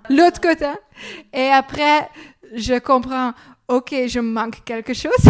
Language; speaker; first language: French; non-native, learner; Dutch